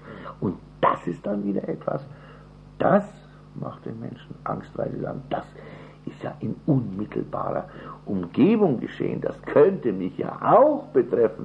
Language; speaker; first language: German; native; German